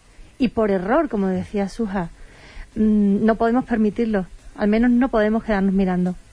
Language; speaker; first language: Spanish; native; Spanish